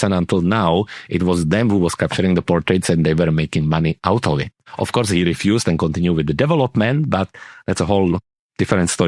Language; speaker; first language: English; non-native, fluent; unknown